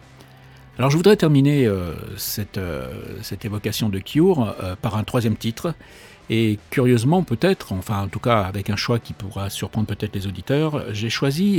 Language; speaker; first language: French; native; French